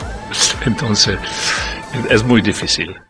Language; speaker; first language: Spanish; non-native, learner; Italian